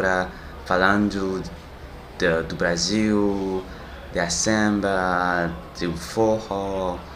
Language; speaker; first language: Portuguese; non-native, learner; French